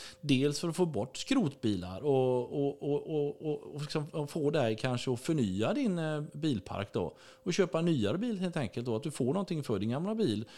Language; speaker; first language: Swedish; native; Swedish